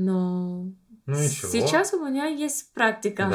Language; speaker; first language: Russian; non-native, learner; English